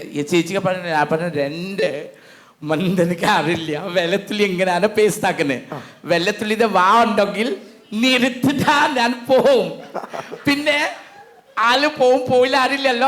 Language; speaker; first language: Malayalam; non-native, local second language; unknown